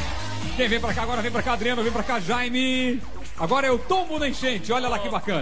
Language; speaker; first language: Portuguese; native; Portuguese